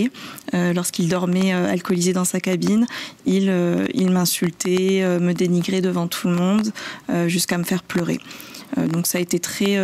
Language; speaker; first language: French; native; French